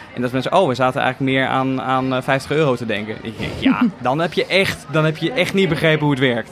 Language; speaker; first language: Dutch; native; Dutch